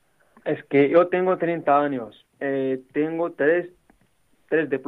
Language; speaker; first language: Spanish; non-native, learner; Arabic